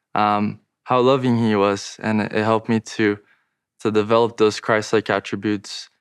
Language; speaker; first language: English; non-native, fluent; Portuguese